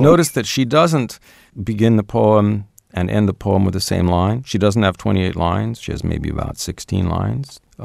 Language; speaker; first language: English; native; English